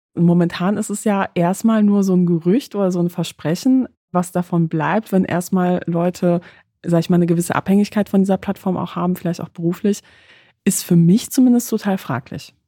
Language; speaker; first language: German; early bilingual, other home language; Polish